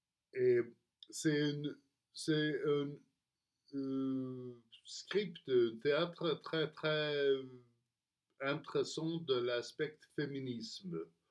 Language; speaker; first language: French; non-native, fluent; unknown